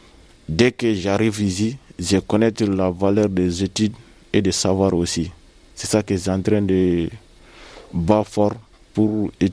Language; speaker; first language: French; non-native, learner; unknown